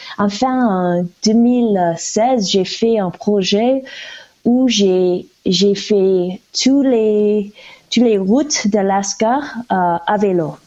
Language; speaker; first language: French; non-native, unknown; English